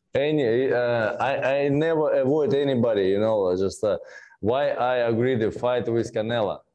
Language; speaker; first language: English; non-native, learner; Russian